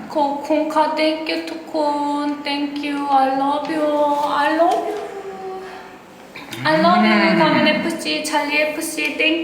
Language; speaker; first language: English; non-native, learner; Korean